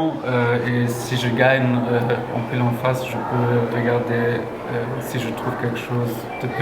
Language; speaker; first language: French; non-native, local second language; Luxembourgish